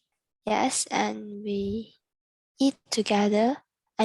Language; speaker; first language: English; non-native, learner; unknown